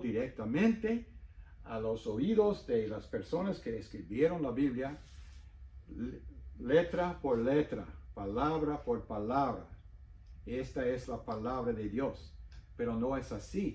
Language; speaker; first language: Spanish; non-native, fluent; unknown